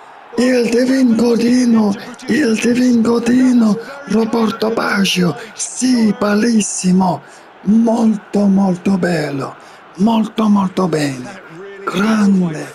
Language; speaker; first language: Italian; non-native, learner; English